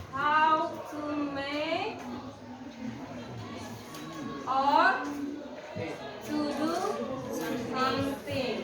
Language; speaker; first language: English; non-native, learner; Indonesian